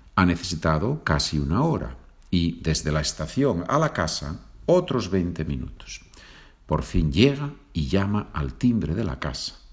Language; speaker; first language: Spanish; native; Spanish